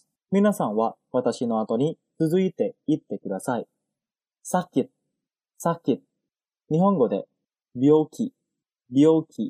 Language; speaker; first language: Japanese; non-native, fluent; Indonesian